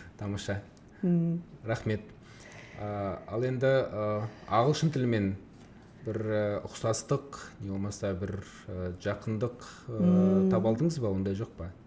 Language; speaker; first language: Kazakh; native; Kazakh